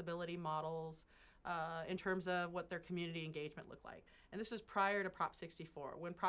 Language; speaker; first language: English; native; English